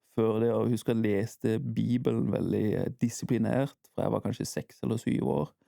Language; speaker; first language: Norwegian; early bilingual, heritage; Norwegian